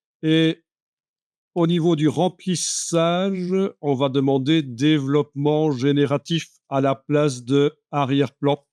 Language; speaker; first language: French; native; French